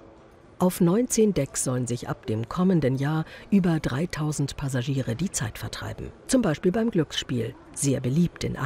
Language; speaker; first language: German; native; German